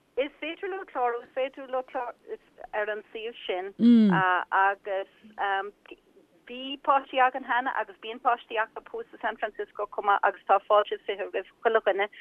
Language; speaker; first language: Irish; early bilingual, heritage; Irish